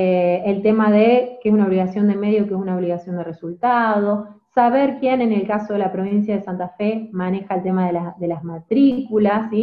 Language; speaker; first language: Spanish; native; Spanish